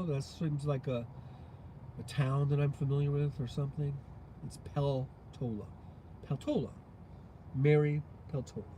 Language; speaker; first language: English; native; English